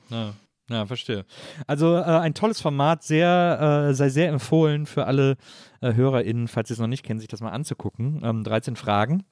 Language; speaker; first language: German; native; German